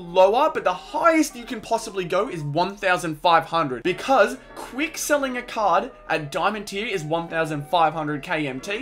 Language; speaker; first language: English; native; English